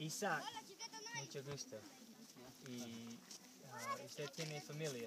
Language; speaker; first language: Spanish; non-native, learner; English